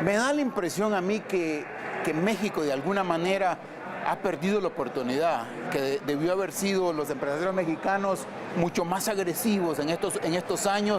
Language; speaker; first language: Spanish; native; Spanish